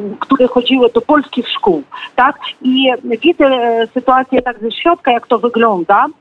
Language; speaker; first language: Polish; non-native, fluent; Ukrainian